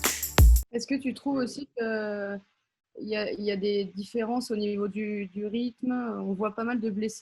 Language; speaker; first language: French; native; French